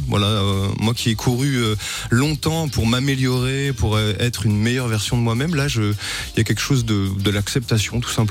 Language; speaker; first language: French; native; French